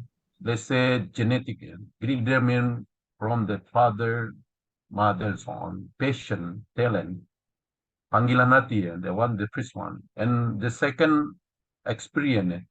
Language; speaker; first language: English; non-native, learner; Indonesian